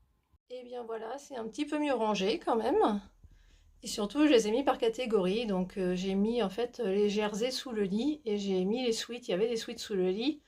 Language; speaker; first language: French; native; French